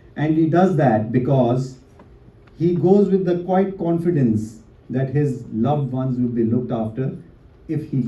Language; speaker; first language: English; non-native, local second language; Hindi